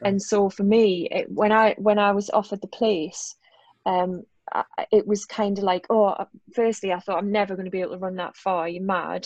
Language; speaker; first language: English; native; English